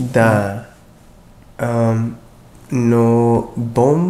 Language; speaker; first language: Russian; non-native, learner; English